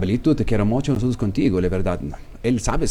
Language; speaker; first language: Spanish; non-native, learner; Arabic